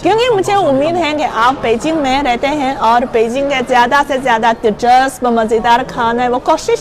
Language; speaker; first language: Hindi; non-native, learner; Chinese